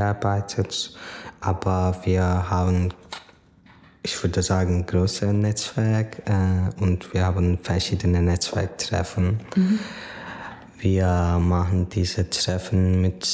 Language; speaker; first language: German; non-native, learner; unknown